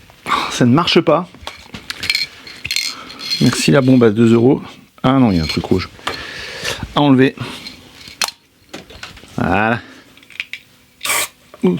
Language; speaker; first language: French; native; French